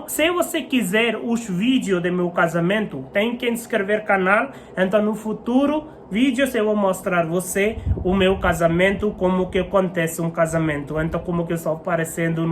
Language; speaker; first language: Portuguese; non-native, learner; Hindi